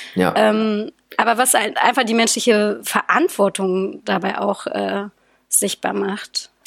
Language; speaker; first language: German; native; German